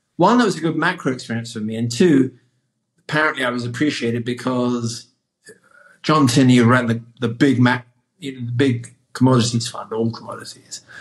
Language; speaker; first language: English; native; English